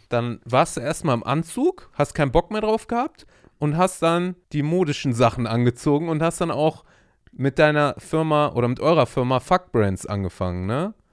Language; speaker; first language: German; native; German